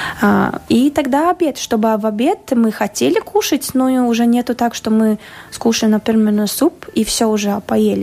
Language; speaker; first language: Russian; non-native, local second language; Latvian